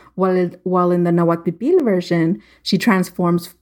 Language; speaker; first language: English; native; English